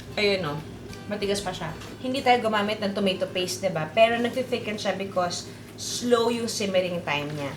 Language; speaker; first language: Filipino; native; Filipino